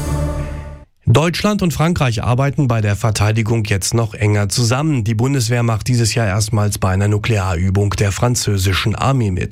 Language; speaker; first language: German; native; German